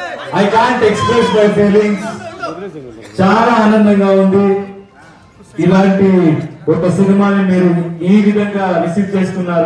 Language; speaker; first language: Telugu; non-native, learner; Kannada